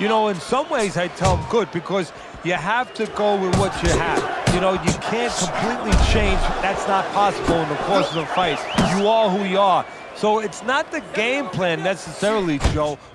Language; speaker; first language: English; native; English